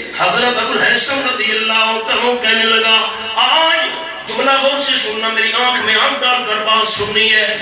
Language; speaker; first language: Urdu; non-native, local second language; Pashto